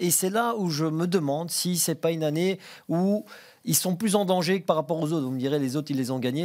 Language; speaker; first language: French; native; French